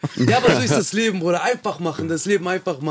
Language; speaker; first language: German; early bilingual, other home language; Kurdish